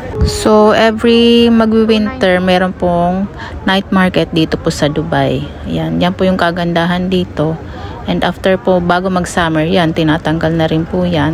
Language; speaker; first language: Filipino; native; Filipino